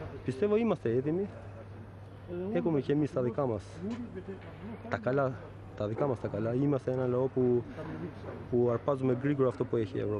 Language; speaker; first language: Greek; non-native, fluent; Albanian